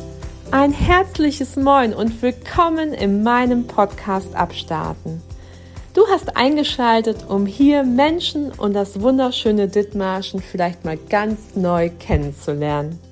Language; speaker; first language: German; native; German